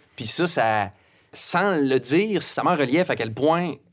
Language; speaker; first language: French; native; French